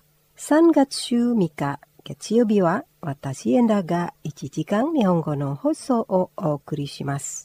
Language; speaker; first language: Japanese; non-native, fluent; Indonesian